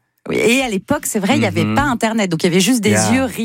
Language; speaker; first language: French; native; French